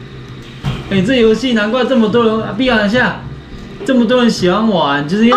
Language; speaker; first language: Chinese; native; Chinese